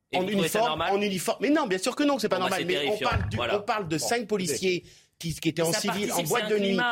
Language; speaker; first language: French; native; French